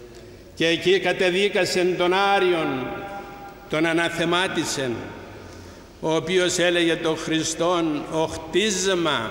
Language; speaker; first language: Greek; native; Greek